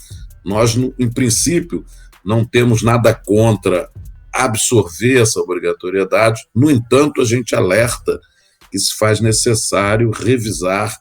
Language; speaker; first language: Portuguese; native; Portuguese